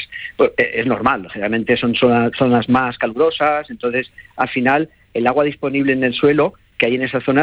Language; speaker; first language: Spanish; native; Spanish